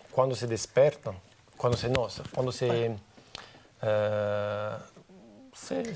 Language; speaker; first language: Portuguese; non-native, fluent; Italian